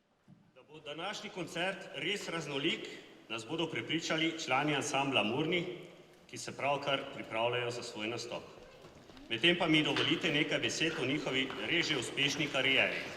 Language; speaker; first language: Slovenian; native; Slovenian